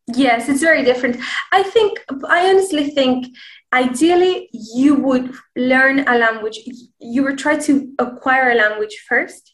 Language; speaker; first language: English; non-native, fluent; Spanish